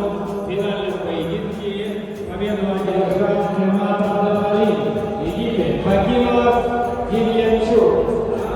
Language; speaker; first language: Russian; native; Russian